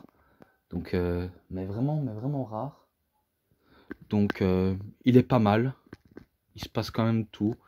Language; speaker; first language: French; native; French